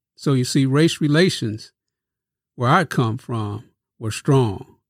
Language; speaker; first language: English; native; English